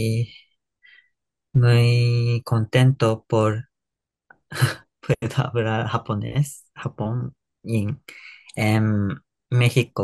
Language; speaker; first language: Spanish; non-native, learner; Japanese